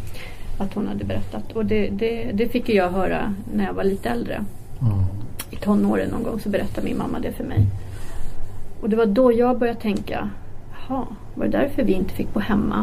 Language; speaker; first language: Swedish; early bilingual, other home language; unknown